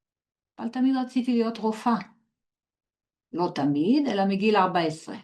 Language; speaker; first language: Hebrew; non-native, fluent; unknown